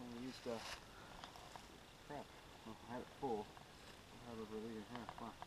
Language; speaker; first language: English; native; English